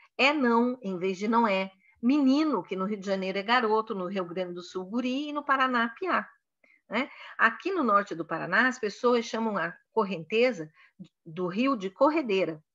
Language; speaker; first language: Portuguese; native; Portuguese